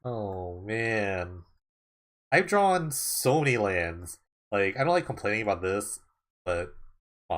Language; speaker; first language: English; native; English